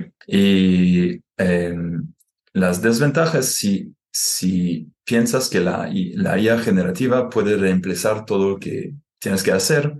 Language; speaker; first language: Spanish; non-native, fluent; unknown